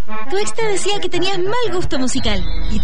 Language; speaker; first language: Spanish; native; Spanish